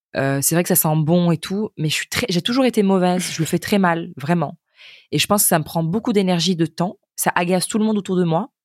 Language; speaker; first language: French; native; French